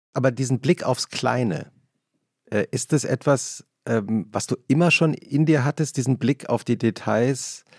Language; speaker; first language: German; native; German